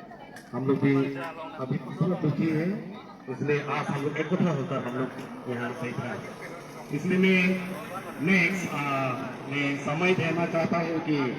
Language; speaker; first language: Hindi; non-native, local second language; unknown